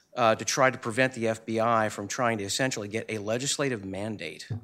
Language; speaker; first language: English; native; English